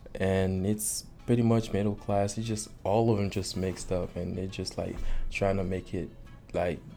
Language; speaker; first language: English; non-native, fluent; Haitian Creole